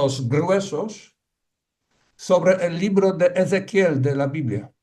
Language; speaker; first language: Spanish; non-native, fluent; Polish